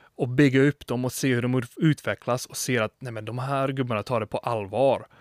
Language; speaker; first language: Swedish; non-native, fluent; English